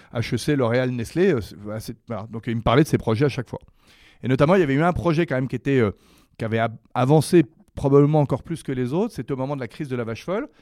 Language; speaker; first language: French; native; French